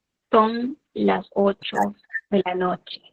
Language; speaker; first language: Spanish; non-native, fluent; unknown